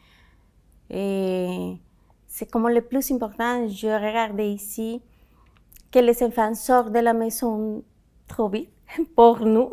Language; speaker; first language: French; non-native, learner; Spanish